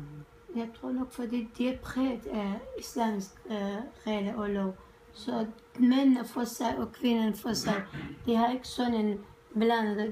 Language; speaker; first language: Danish; non-native, fluent; Kurdish